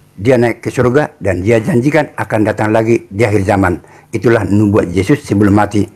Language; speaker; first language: Indonesian; native; Indonesian